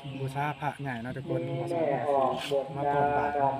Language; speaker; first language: Thai; non-native, local second language; Lao